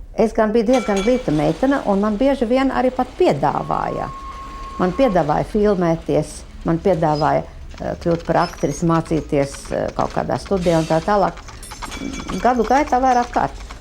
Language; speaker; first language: Latvian; non-native, local second language; German